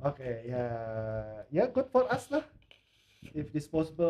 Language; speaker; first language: English; non-native, learner; Indonesian